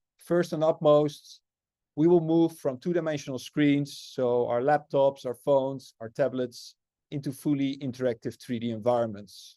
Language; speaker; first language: English; non-native, fluent; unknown